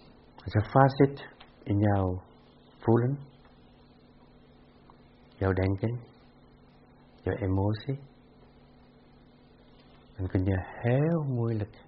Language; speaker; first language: Dutch; non-native, fluent; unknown